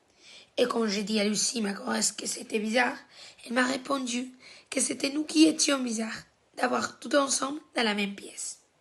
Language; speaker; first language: French; non-native, fluent; Spanish